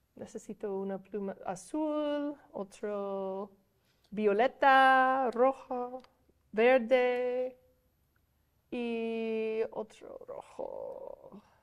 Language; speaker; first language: Spanish; non-native, fluent; English